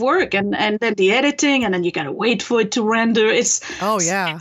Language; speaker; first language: English; non-native, fluent; French